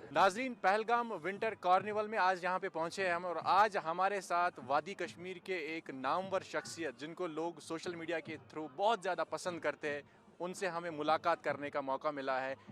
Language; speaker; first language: Hindi; non-native, local second language; Kashmiri